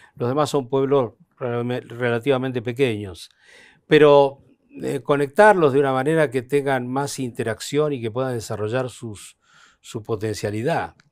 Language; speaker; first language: Spanish; native; Spanish